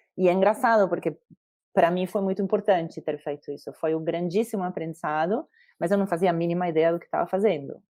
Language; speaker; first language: Portuguese; non-native, fluent; Spanish